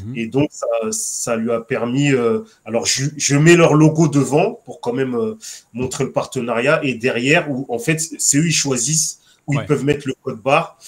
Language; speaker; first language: French; native; French